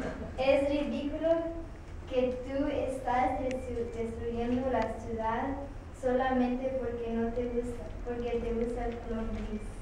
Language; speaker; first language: Spanish; non-native, learner; English